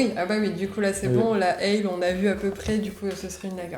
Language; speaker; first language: French; native; French